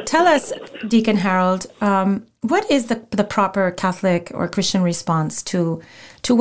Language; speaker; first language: English; non-native, fluent; Spanish